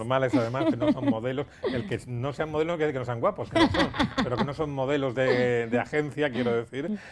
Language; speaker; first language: Spanish; native; Spanish